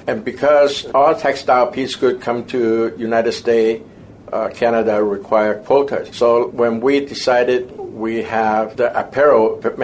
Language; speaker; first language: English; non-native, local second language; Cantonese